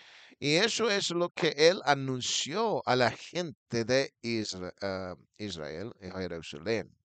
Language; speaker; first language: Spanish; non-native, fluent; English